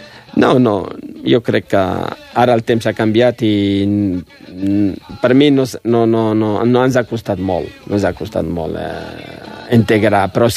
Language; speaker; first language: Catalan; early bilingual, other home language; Riffian